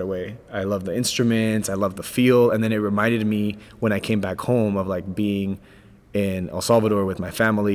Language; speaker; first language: English; native; English